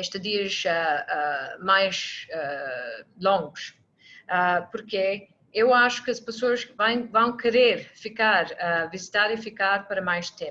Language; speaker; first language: Portuguese; non-native, fluent; English